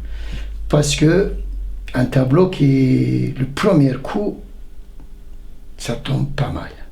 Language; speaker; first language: French; non-native, learner; Turkish